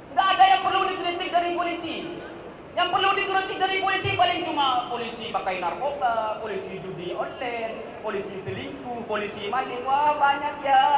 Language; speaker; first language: Indonesian; non-native, local second language; Madurese